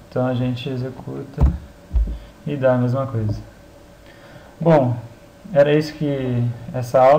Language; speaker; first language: Portuguese; native; Portuguese